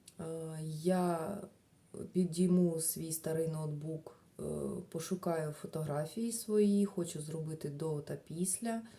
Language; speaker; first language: Ukrainian; non-native, local second language; Russian